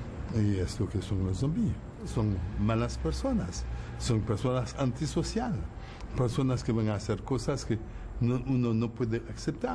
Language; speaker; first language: Spanish; non-native, fluent; Haitian Creole